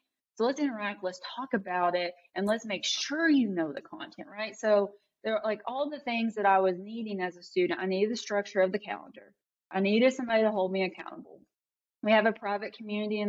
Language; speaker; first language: English; native; English